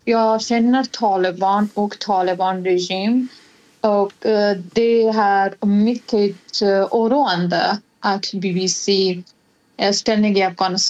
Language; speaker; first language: Swedish; non-native, fluent; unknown